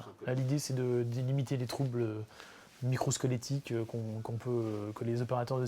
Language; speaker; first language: French; native; French